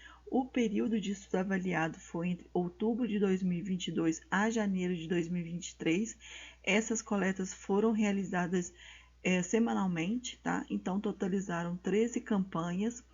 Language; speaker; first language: Portuguese; native; Portuguese